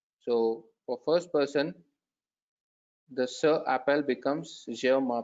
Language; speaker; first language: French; non-native, learner; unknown